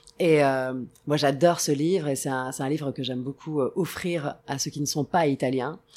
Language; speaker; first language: French; non-native, fluent; Italian